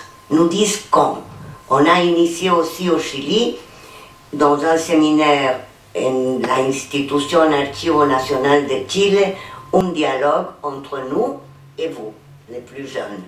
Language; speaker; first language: French; non-native, learner; Spanish